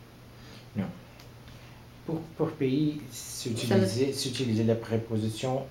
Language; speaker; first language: French; non-native, learner; Portuguese